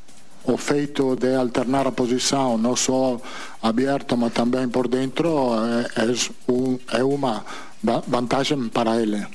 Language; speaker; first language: Portuguese; non-native, fluent; Italian